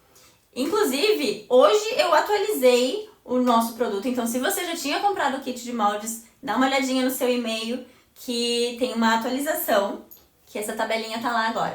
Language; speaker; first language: Portuguese; native; Portuguese